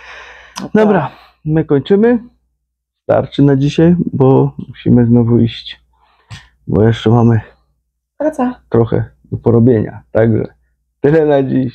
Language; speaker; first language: Polish; native; Polish